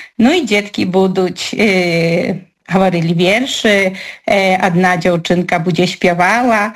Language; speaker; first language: Belarusian; native; Belarusian